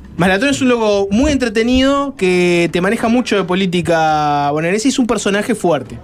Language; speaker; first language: Spanish; native; Spanish